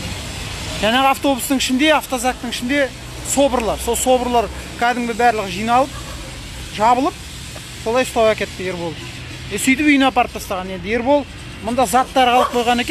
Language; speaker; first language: Kazakh; native; Kazakh